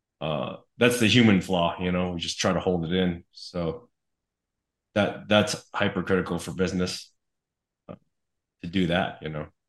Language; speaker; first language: English; native; English